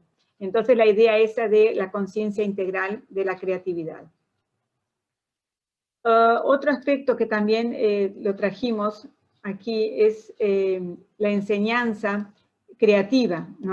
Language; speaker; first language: Spanish; non-native, fluent; Portuguese